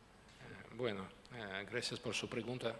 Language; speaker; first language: Spanish; non-native, learner; Ukrainian